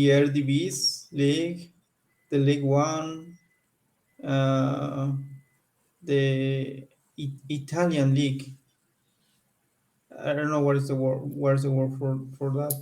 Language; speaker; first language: English; non-native, learner; Spanish